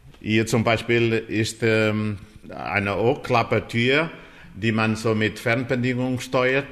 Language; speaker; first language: German; non-native, fluent; Portuguese